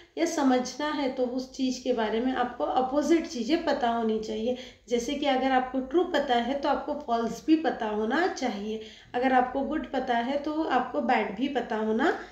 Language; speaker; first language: Hindi; non-native, local second language; Marathi